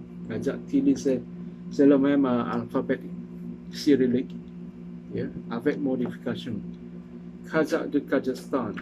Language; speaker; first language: French; non-native, learner; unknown